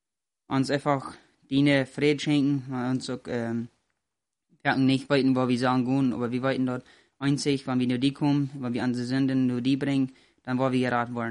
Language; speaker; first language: German; non-native, learner; Plautdietsch